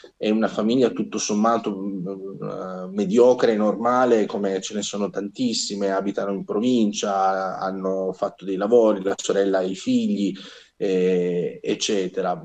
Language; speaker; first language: Italian; native; Italian